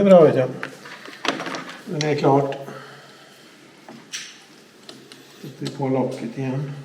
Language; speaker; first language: Swedish; native; Swedish